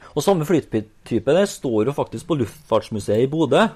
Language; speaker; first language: Norwegian; native; Norwegian